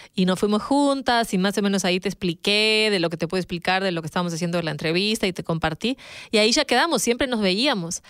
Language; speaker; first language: Spanish; native; Spanish